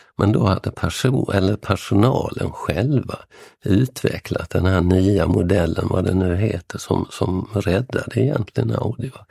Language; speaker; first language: Swedish; native; Swedish